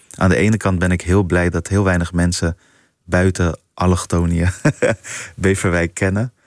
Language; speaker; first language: Dutch; early bilingual, other home language; Persian